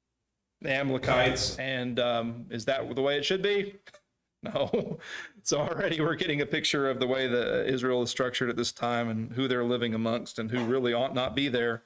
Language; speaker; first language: English; native; English